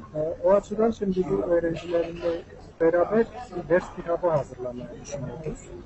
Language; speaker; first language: Turkish; non-native, fluent; Armenian